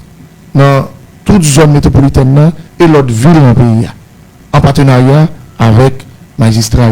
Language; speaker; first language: Haitian Creole; native; Haitian Creole